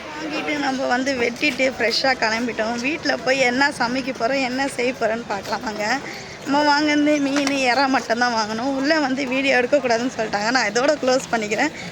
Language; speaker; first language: Tamil; native; Tamil